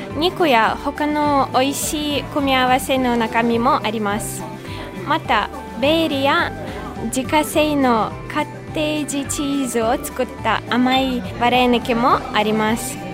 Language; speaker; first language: Japanese; non-native, fluent; Ukrainian